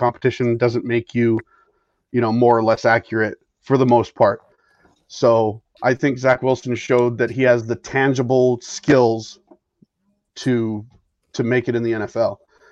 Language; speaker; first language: English; native; English